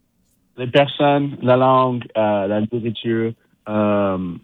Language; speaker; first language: French; non-native, fluent; English